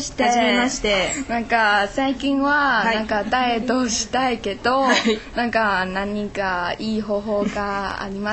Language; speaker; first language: Japanese; non-native, learner; Chinese